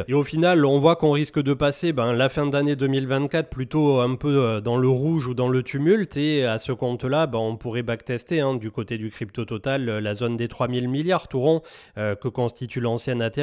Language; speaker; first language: French; native; French